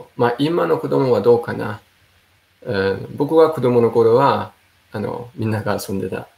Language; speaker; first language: Japanese; non-native, fluent; Danish